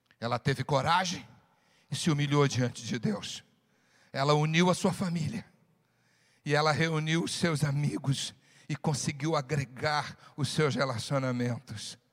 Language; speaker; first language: Portuguese; native; Portuguese